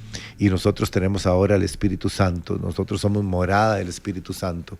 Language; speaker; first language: Spanish; native; Spanish